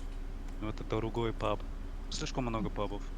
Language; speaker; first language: Russian; non-native, learner; English